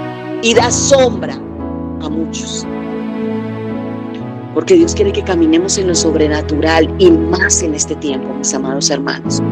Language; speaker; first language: Spanish; native; Spanish